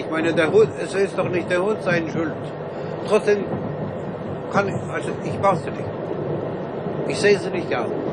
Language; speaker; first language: German; non-native, fluent; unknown